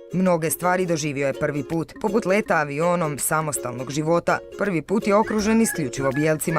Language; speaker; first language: Croatian; native; Croatian